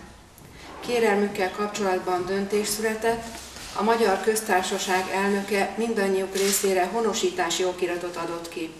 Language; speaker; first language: Hungarian; native; Hungarian